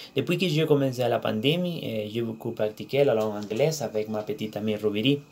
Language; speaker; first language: French; non-native, learner; Spanish